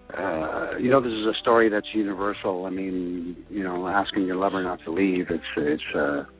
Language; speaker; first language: English; early bilingual, other home language; French